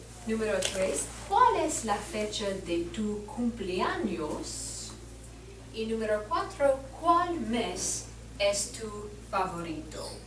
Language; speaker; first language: Spanish; non-native, learner; English